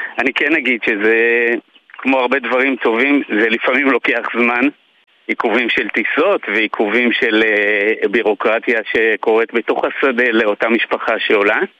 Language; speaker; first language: Hebrew; early bilingual, other home language; French